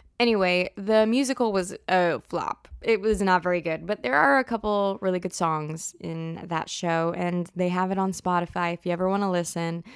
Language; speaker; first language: English; native; English